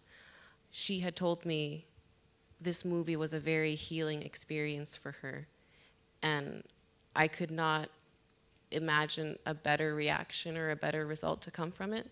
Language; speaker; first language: English; native; English